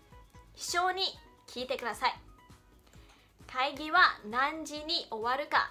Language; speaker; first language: Japanese; non-native, fluent; Chinese